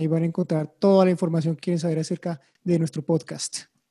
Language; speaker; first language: Spanish; native; Spanish